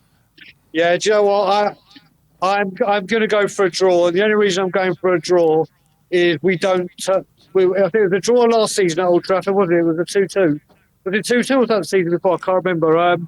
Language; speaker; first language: English; native; English